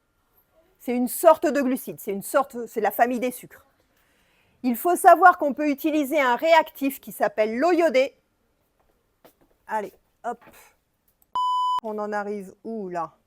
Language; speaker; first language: French; native; French